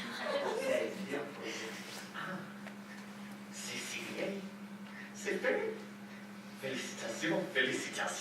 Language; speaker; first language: French; non-native, learner; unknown